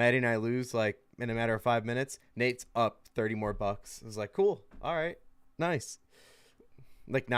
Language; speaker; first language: English; native; English